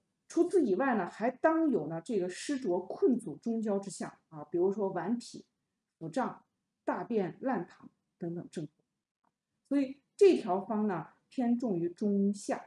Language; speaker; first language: Chinese; native; Chinese